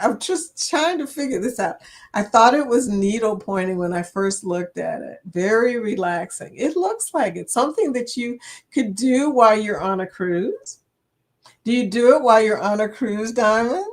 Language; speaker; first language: English; native; English